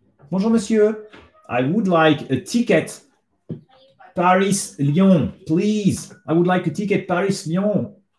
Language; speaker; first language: English; non-native, fluent; French